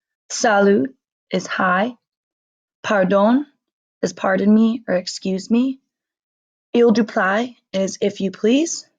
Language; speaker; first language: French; non-native, learner; English